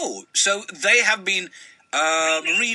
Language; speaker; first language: English; native; English